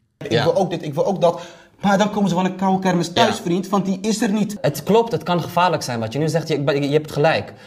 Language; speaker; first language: Dutch; early bilingual, other home language; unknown